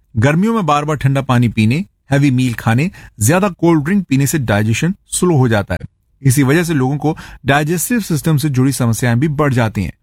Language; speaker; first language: Hindi; native; Hindi